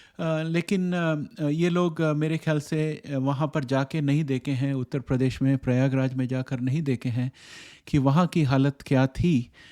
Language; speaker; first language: Hindi; native; Hindi